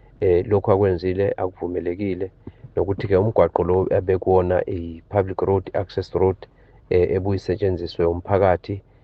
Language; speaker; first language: Zulu; native; Zulu